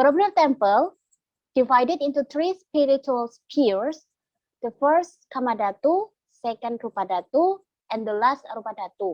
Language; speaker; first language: English; non-native, learner; Indonesian